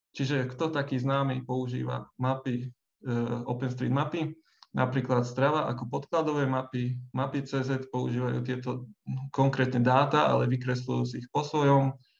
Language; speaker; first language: Slovak; native; Slovak